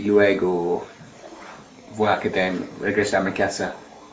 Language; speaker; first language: Spanish; non-native, learner; English